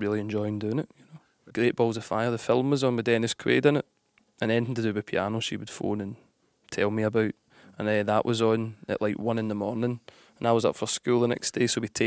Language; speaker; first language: English; native; English